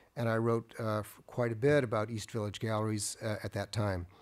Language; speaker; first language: English; native; English